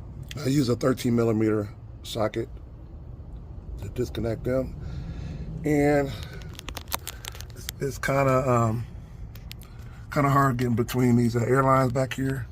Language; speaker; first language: English; native; English